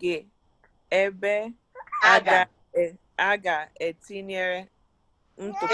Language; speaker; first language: Igbo; early bilingual, heritage; English